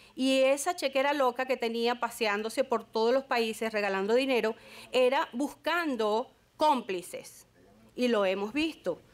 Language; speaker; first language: Spanish; native; Spanish